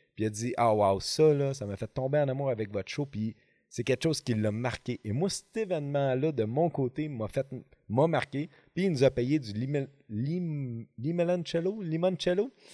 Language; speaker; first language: French; native; French